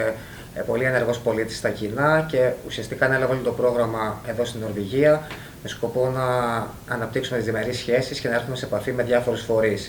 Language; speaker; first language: Greek; native; Greek